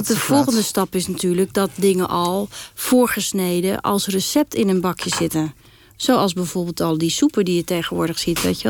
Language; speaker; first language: Dutch; native; Dutch